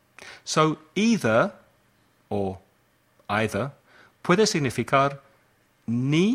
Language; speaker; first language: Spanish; non-native, fluent; English